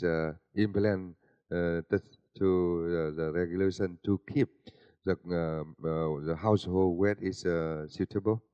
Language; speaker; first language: English; non-native, learner; Vietnamese